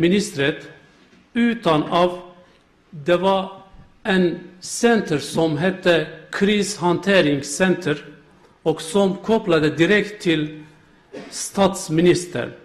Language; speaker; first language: Swedish; non-native, learner; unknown